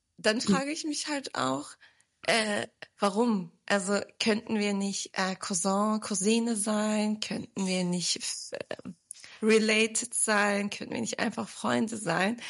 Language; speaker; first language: German; early bilingual, other home language; Turkish